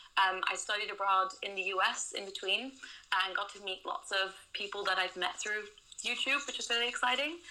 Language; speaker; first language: English; non-native, fluent; Dutch